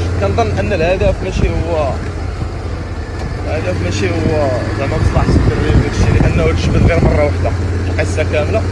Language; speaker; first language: Arabic; native; Arabic